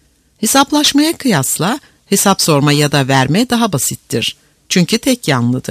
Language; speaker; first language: Turkish; native; Turkish